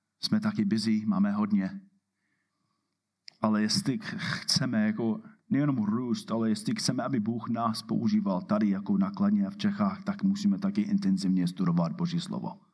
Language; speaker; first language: Czech; non-native, fluent; English